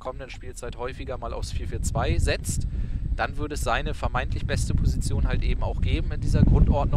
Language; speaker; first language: German; native; German